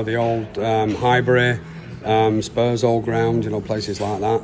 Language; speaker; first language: English; native; English